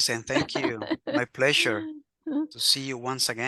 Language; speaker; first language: English; non-native, fluent; Spanish